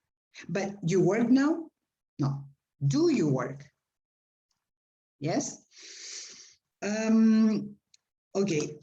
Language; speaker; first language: English; non-native, fluent; Spanish